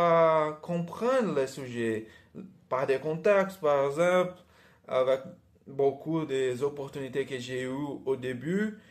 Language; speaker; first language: French; non-native, learner; Portuguese